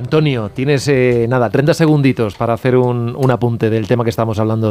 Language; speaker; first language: Spanish; native; Spanish